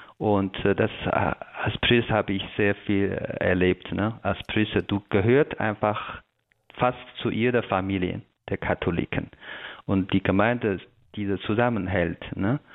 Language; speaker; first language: German; non-native, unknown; Chinese